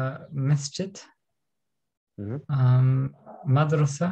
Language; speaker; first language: Arabic; non-native, learner; German